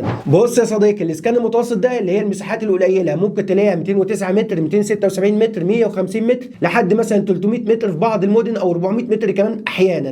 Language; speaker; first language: Arabic; native; Arabic